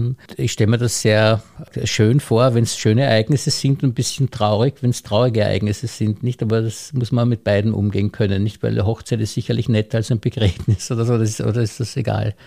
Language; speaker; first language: German; native; German